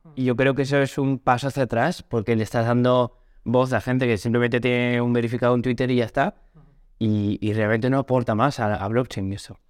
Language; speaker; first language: Spanish; early bilingual, other home language; Portuguese